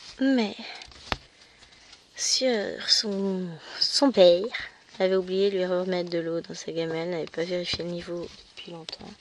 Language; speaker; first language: French; native; French